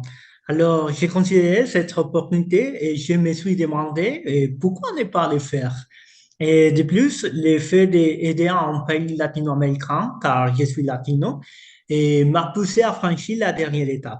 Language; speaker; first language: French; non-native, fluent; Spanish